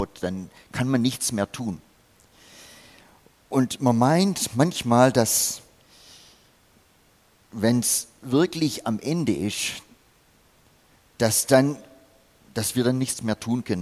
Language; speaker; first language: German; non-native, fluent; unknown